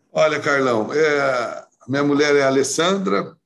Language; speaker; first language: Portuguese; native; Portuguese